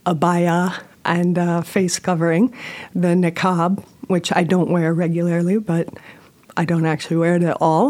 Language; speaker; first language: English; native; English